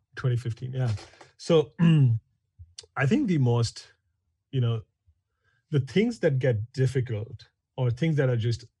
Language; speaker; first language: English; non-native, local second language; Hindi